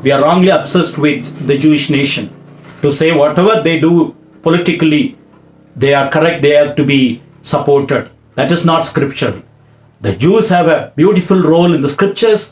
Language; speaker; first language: English; non-native, local second language; Tamil